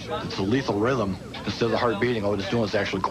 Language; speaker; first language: English; native; English